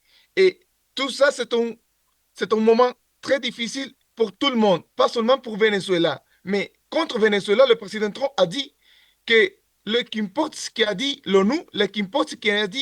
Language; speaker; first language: French; non-native, learner; Spanish